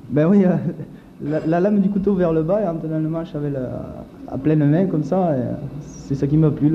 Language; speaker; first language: French; native; French